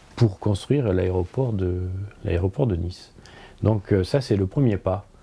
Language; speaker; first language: French; native; French